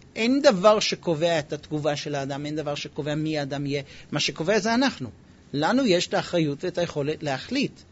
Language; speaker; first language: Hebrew; non-native, fluent; English